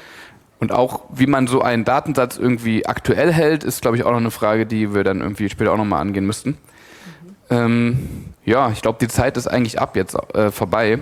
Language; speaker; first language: German; native; German